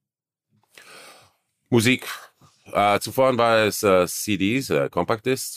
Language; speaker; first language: German; non-native, fluent; Croatian